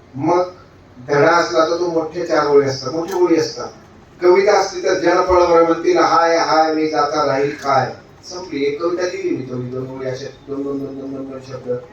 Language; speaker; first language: Marathi; native; Marathi